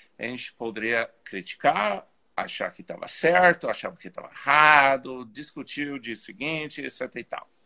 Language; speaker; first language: Portuguese; non-native, fluent; English